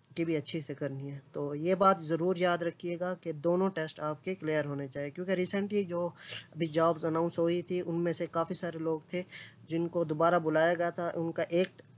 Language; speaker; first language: Urdu; non-native, local second language; Punjabi